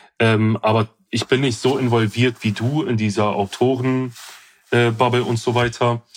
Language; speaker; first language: German; early bilingual, other home language; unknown